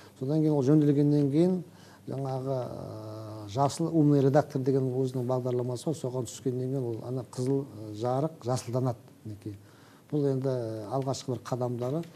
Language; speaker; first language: Kazakh; native; Kazakh